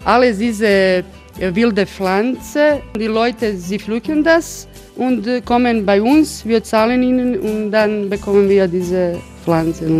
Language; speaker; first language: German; non-native, learner; Croatian